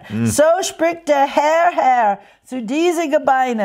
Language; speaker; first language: German; non-native, fluent; English